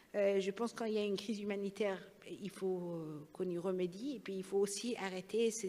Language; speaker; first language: French; non-native, fluent; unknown